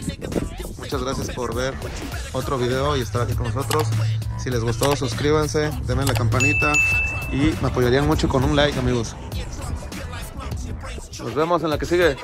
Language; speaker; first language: Spanish; native; Spanish